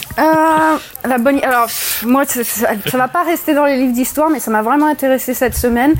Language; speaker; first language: French; native; French